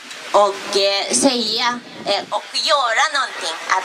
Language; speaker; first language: Swedish; non-native, fluent; Japanese